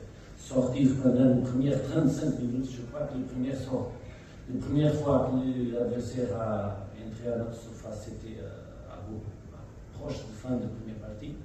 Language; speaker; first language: French; non-native, learner; Portuguese